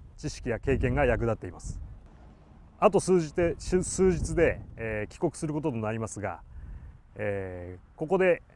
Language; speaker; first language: Japanese; native; Japanese